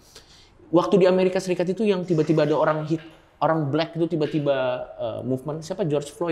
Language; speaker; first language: Indonesian; native; Indonesian